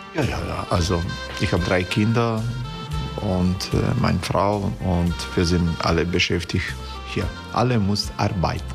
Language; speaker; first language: German; non-native, fluent; Croatian